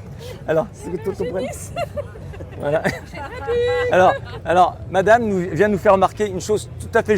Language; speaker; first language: French; native; French